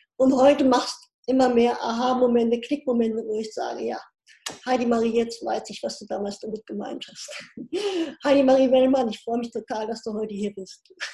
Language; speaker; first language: German; native; German